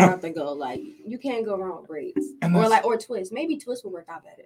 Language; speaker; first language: English; native; English